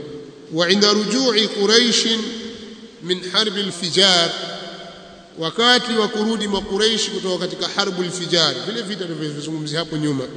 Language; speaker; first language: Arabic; non-native, fluent; Swahili